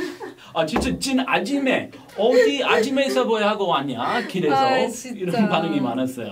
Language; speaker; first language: Korean; non-native, fluent; English